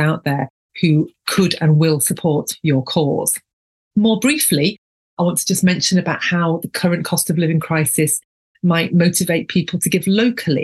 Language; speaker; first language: English; native; English